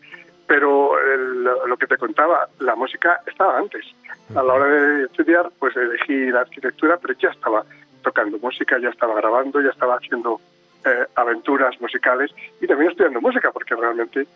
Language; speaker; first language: Spanish; native; Spanish